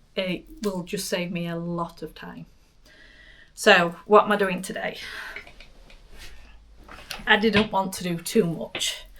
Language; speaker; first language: English; native; English